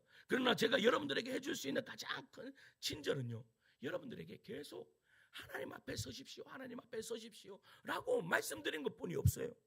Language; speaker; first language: Korean; native; Korean